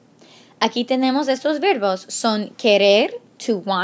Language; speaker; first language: Spanish; non-native, fluent; English